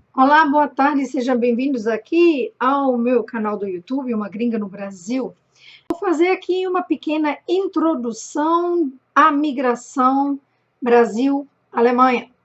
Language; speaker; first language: Portuguese; non-native, fluent; German